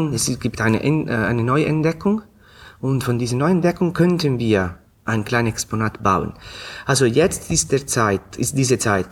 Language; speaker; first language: German; non-native, fluent; Italian